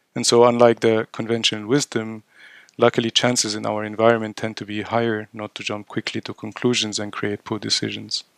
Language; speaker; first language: English; non-native, fluent; Arabic